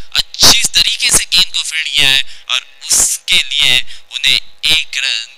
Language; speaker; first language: Hindi; non-native, local second language; Marathi